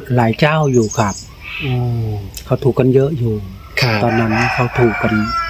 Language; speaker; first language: Thai; non-native, local second language; Khmer